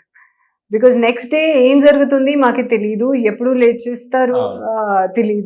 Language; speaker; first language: Telugu; non-native, learner; Hindi